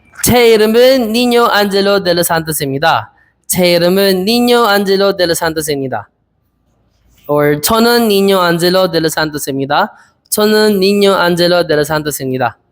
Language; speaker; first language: Korean; non-native, learner; Filipino